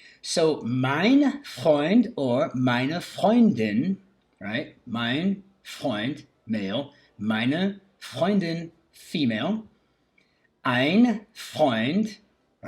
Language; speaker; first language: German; non-native, learner; English